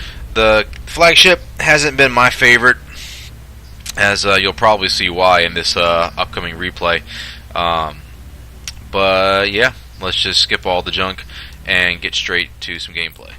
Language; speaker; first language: English; native; English